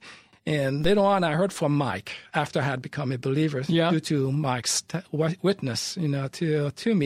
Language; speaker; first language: English; early bilingual, other home language; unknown